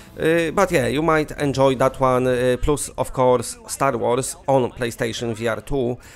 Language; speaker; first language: English; non-native, fluent; Polish